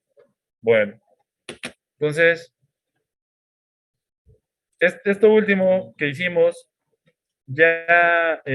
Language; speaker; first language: Spanish; native; Spanish